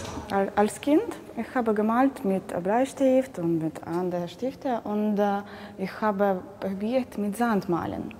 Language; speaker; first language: German; non-native, learner; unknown